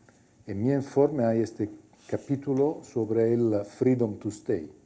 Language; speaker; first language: Spanish; non-native, fluent; Italian